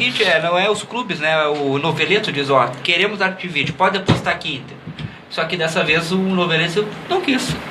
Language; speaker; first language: Portuguese; native; Portuguese